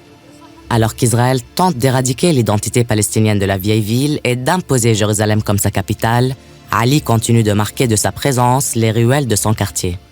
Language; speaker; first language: French; native; French